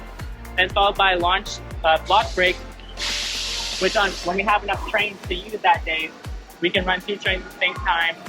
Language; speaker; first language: English; native; English